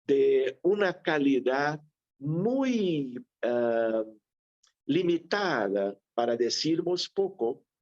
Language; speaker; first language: Spanish; non-native, fluent; Portuguese